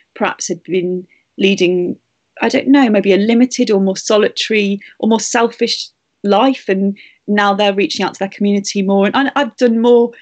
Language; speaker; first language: English; native; English